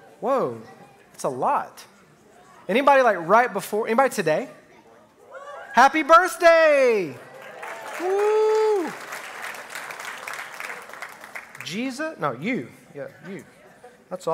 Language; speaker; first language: English; native; English